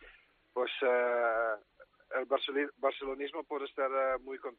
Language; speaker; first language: Spanish; non-native, fluent; Dutch